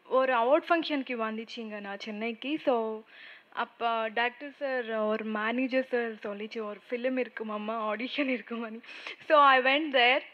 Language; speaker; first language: Tamil; non-native, learner; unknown